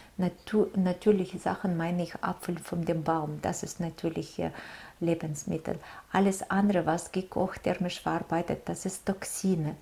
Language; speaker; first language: German; non-native, fluent; Russian